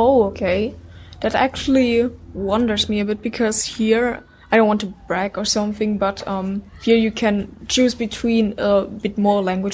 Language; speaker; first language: English; non-native, fluent; German